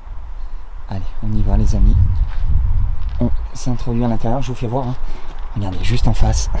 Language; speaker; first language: French; native; French